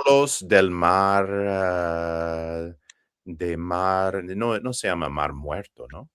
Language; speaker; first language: Spanish; non-native, fluent; English